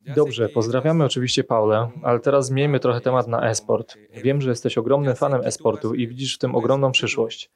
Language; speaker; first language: Polish; native; Polish